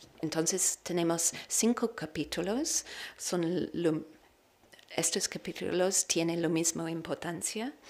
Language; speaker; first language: Spanish; non-native, learner; English